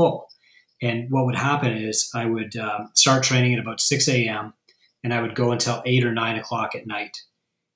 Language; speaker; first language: English; native; English